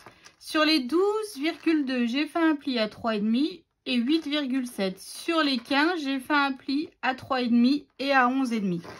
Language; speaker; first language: French; native; French